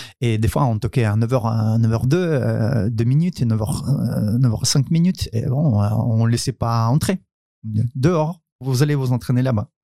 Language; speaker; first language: French; non-native, fluent; Ukrainian